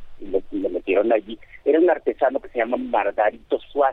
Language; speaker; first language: Spanish; native; Spanish